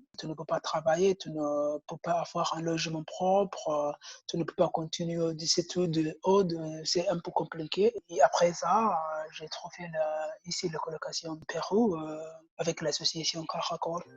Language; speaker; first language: French; non-native, learner; Somali